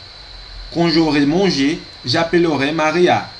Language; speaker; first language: French; non-native, fluent; Portuguese